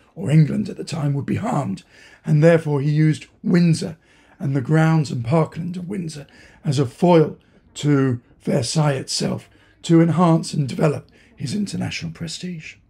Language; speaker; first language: English; native; English